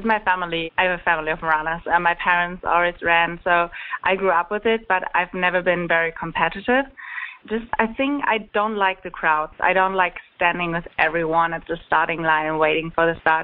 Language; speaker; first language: English; non-native, fluent; German